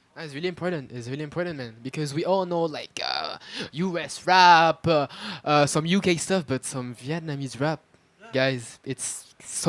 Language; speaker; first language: English; non-native, fluent; French